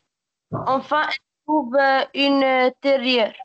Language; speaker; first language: French; non-native, learner; Arabic